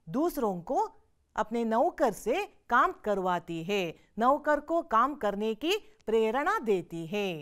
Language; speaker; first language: Hindi; non-native, local second language; Kannada